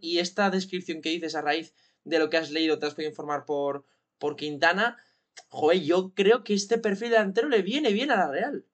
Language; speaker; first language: Spanish; native; Spanish